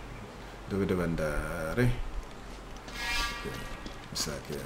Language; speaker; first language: Italian; early bilingual, heritage; Italian